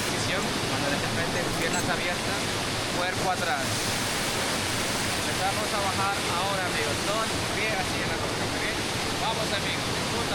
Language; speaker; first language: Spanish; native; Spanish